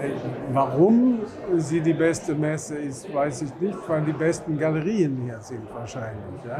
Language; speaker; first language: German; non-native, fluent; Swedish